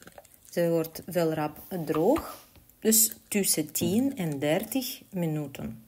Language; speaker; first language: Dutch; non-native, learner; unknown